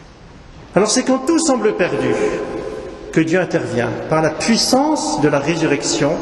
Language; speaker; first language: French; native; French